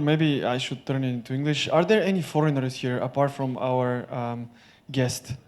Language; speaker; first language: English; non-native, fluent; Bulgarian